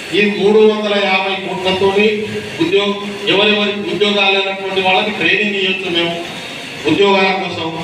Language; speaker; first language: Telugu; non-native, local second language; Lambadi